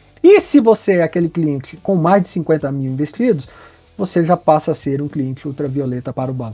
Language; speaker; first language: Portuguese; native; Portuguese